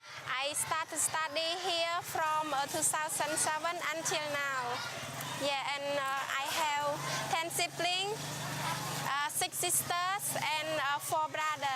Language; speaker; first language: English; non-native, learner; Khmer